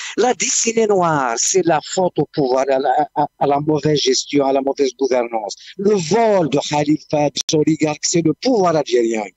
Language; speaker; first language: French; non-native, local second language; Kabyle